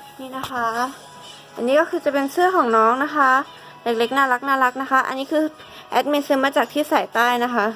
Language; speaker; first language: Thai; native; Thai